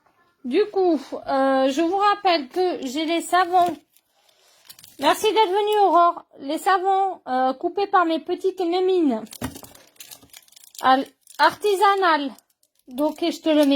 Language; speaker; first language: French; native; French